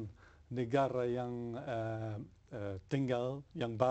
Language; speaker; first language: Indonesian; non-native, fluent; Dutch